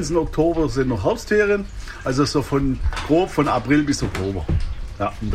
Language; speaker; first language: German; native; German